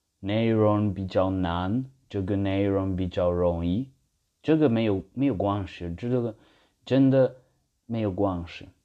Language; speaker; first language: Chinese; non-native, learner; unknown